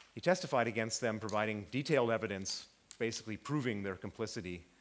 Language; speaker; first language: English; native; English